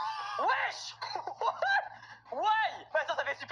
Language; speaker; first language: French; native; French